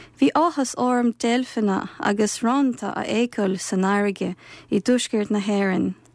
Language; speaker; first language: Irish; non-native, fluent; Ukrainian